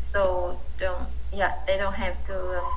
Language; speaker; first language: English; non-native, learner; Vietnamese